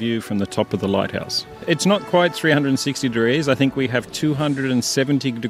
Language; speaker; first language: English; native; English